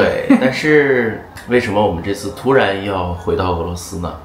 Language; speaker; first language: Chinese; native; Chinese